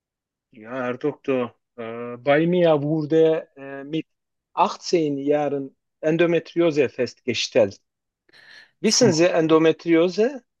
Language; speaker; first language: German; non-native, learner; Turkish